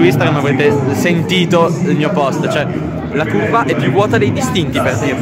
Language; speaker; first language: Italian; native; Italian